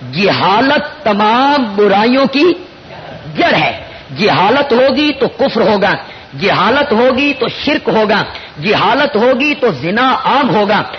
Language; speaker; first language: Urdu; non-native, local second language; Punjabi